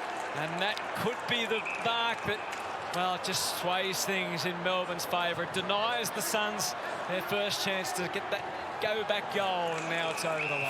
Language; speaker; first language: English; native; English